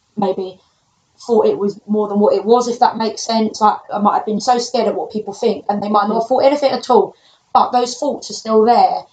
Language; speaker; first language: English; native; English